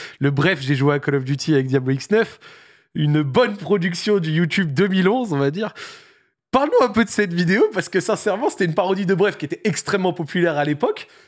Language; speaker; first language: French; native; French